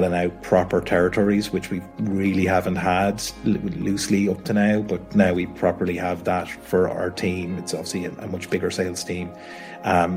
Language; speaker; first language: English; native; English